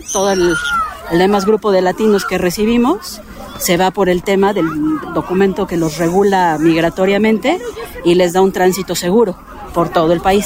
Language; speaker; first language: Spanish; native; Spanish